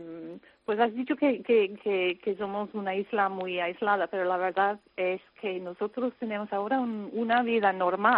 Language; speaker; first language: Spanish; non-native, fluent; English